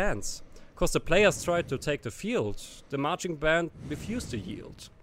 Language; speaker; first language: English; non-native, fluent; German